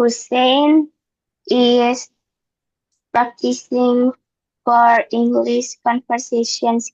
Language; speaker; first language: English; non-native, learner; Indonesian